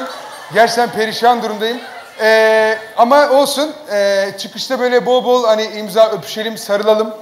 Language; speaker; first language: Turkish; native; Turkish